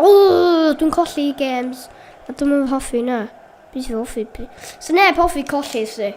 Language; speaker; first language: Welsh; native; Welsh